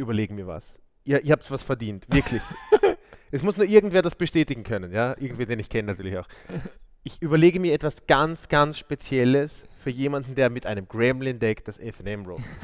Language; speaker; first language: German; native; German